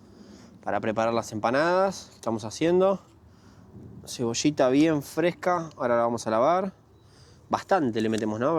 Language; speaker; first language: Spanish; native; Spanish